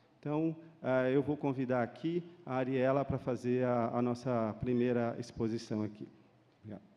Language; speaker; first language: Portuguese; native; Portuguese